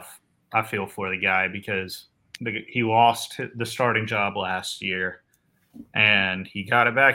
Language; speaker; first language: English; native; English